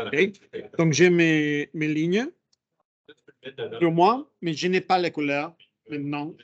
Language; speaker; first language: French; non-native, fluent; Spanish